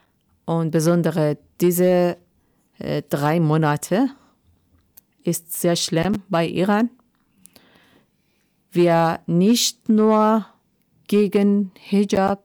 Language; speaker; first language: German; non-native, learner; Persian